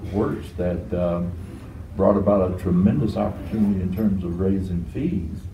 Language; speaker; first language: English; native; English